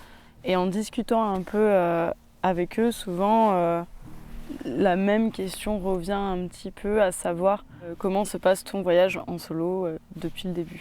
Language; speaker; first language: French; native; French